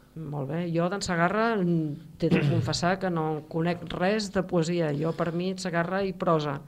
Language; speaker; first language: Catalan; native; Catalan